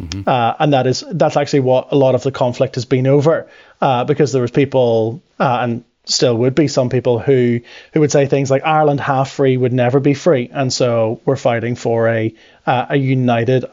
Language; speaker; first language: English; native; English